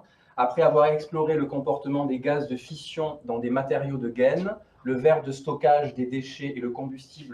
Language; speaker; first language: French; native; French